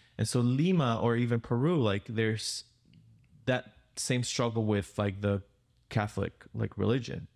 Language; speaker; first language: English; non-native, fluent; Spanish